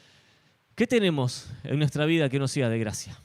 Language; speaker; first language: Spanish; native; Spanish